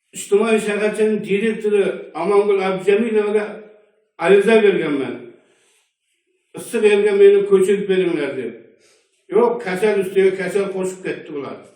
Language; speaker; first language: Uzbek; native; Uzbek